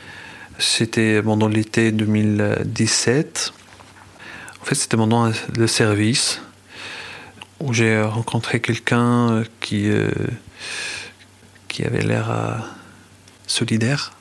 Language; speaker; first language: French; non-native, fluent; Arabic